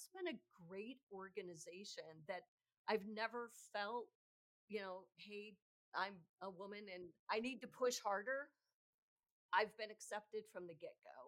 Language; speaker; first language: English; native; English